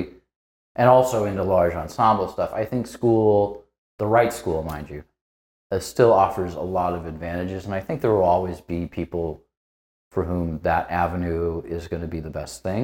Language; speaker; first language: English; native; English